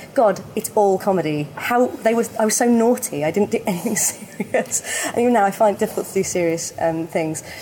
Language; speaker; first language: English; native; English